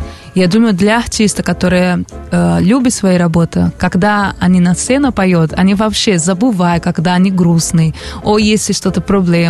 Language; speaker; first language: Russian; non-native, learner; Portuguese